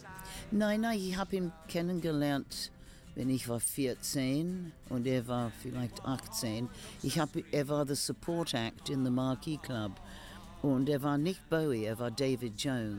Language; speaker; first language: German; non-native, fluent; English